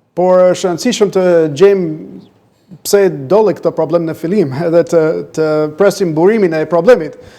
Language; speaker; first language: Albanian; early bilingual, heritage; Albanian